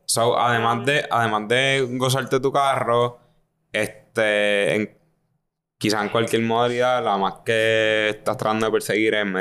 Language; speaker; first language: Spanish; native; Spanish